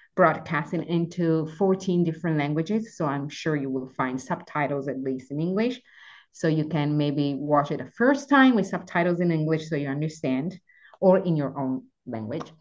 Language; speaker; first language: English; non-native, fluent; Italian